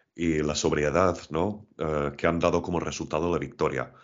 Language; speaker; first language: Spanish; non-native, fluent; English